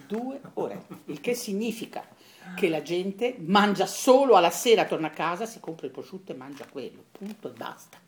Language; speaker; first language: Italian; native; Italian